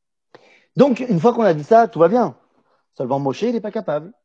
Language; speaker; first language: French; native; French